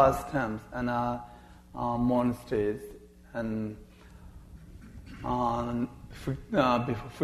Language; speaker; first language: English; non-native, learner; Chinese